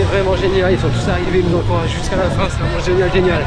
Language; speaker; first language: French; native; French